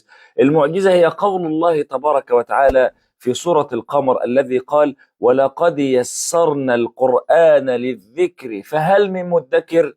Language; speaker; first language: Arabic; native; Arabic